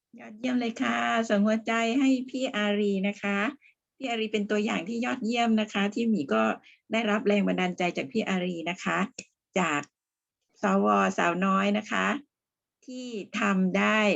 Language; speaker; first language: Thai; native; Thai